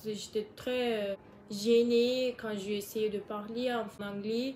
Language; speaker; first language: French; non-native, learner; Turkish